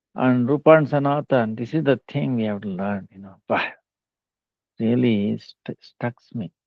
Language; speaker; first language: English; non-native, local second language; Kannada